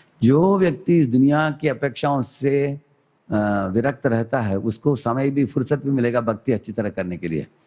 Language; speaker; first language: Hindi; non-native, local second language; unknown